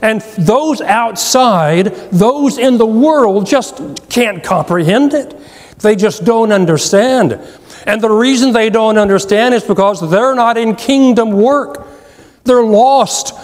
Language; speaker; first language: English; native; English